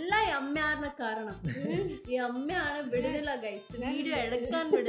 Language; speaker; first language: Malayalam; non-native, learner; Tamil